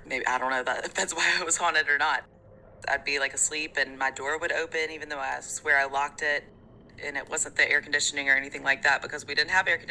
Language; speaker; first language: English; native; English